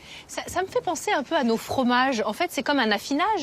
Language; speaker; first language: French; native; French